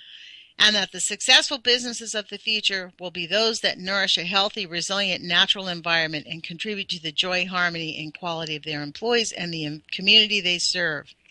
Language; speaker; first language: English; native; English